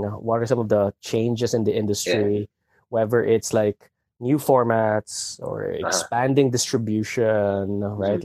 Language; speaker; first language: English; non-native, local second language; Filipino